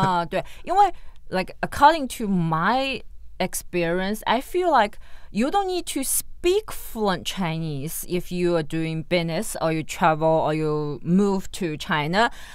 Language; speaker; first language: English; non-native, fluent; Chinese